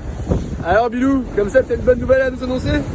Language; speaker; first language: French; native; French